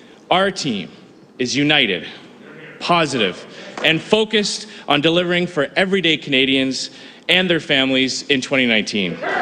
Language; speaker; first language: English; native; English